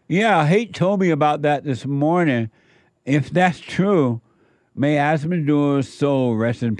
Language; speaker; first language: English; native; English